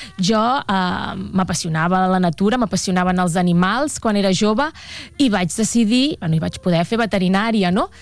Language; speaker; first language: Catalan; native; Catalan